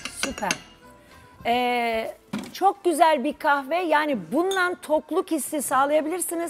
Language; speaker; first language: Turkish; native; Turkish